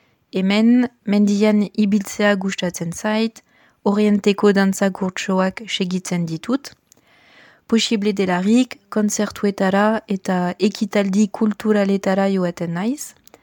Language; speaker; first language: Basque; non-native, fluent; French